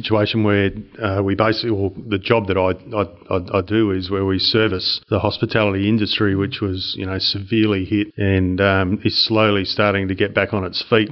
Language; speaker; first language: English; native; English